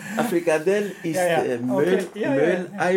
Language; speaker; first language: German; non-native, learner; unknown